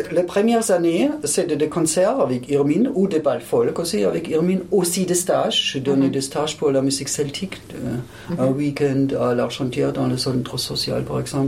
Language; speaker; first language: French; non-native, fluent; German